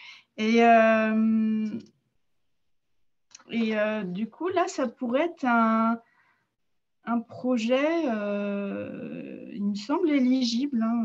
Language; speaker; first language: French; native; French